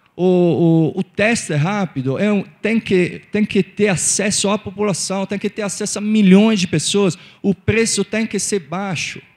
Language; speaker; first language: Portuguese; non-native, fluent; Italian